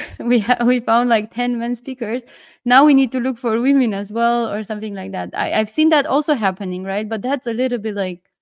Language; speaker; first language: English; non-native, fluent; Romanian